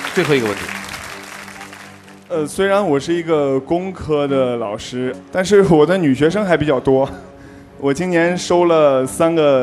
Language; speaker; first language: Chinese; native; Chinese